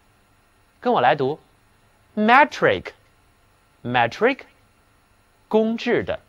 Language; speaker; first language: Chinese; native; Chinese